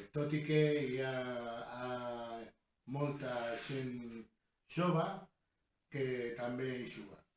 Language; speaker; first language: Catalan; non-native, learner; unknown